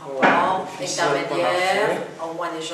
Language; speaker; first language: French; non-native, fluent; Spanish